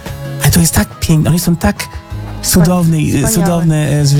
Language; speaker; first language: Polish; non-native, learner; English